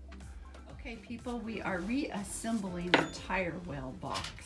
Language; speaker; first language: English; native; English